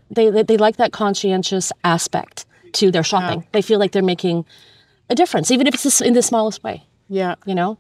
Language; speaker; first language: English; native; English